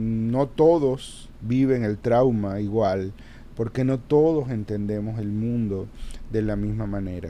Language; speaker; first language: Spanish; native; Spanish